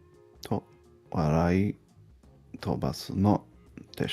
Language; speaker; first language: Japanese; non-native, learner; English